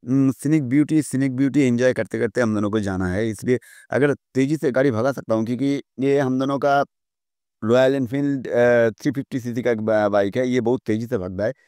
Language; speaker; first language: Hindi; non-native, local second language; Bangla